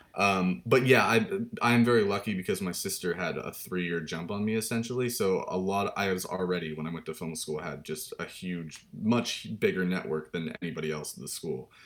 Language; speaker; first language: English; native; English